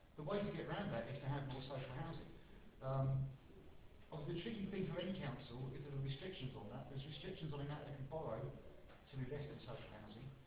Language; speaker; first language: English; native; English